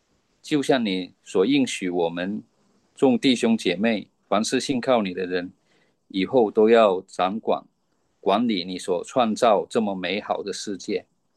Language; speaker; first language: Chinese; native; Chinese